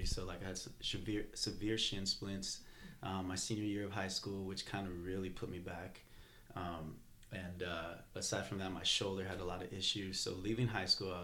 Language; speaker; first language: English; native; English